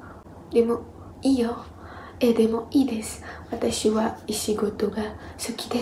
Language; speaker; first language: Japanese; non-native, learner; Indonesian